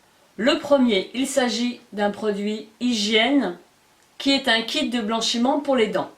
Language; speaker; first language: French; native; French